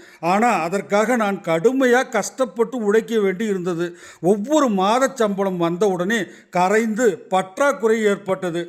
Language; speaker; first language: Tamil; native; Tamil